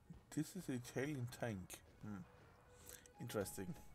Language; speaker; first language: English; non-native, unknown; German